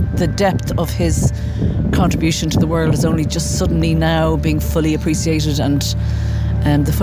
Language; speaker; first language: English; native; English